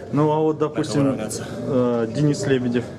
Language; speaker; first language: Russian; native; Russian